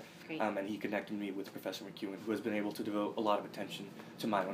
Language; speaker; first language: English; native; English